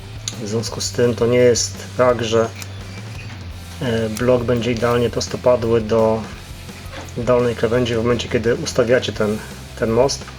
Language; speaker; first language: Polish; native; Polish